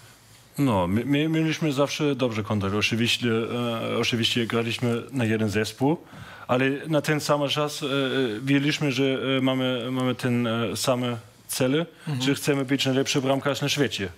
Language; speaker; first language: Polish; non-native, learner; German